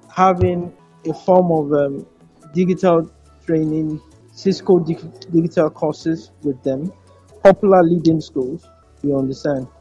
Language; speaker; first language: English; non-native, local second language; Yoruba